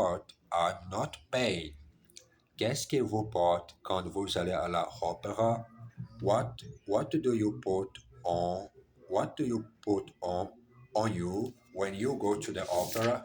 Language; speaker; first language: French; non-native, learner; German